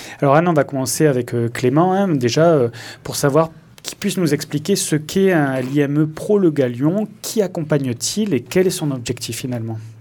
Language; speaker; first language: French; native; French